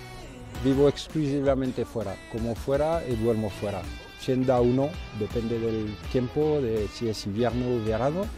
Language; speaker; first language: Spanish; non-native, fluent; French